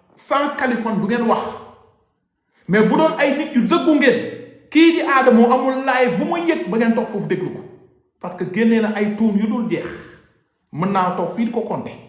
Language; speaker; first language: Wolof; native; Wolof